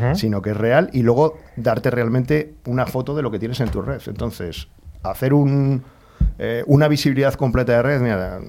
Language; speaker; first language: Spanish; native; Spanish